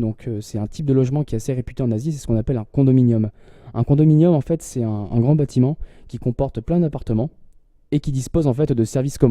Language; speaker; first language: French; native; French